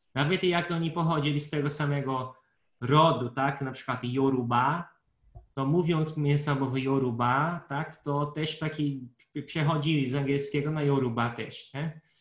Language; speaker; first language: Polish; non-native, fluent; Portuguese